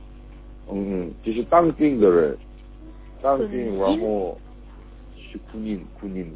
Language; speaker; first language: Chinese; non-native, learner; Korean